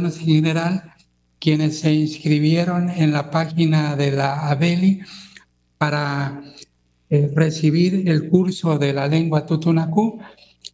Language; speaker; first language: Spanish; non-native, local second language; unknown